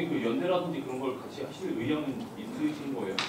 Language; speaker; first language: Korean; native; Korean